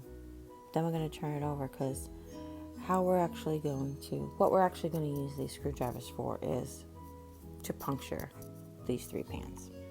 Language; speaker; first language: English; native; English